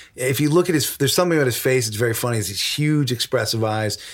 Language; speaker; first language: English; native; English